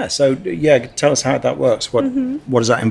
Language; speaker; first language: English; native; English